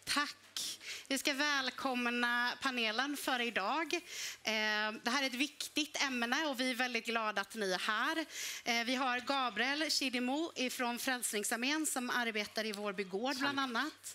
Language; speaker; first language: Swedish; native; Swedish